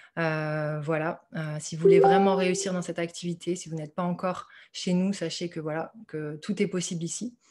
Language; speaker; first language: French; native; French